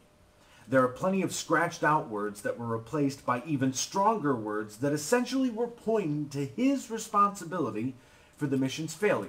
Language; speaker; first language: English; native; English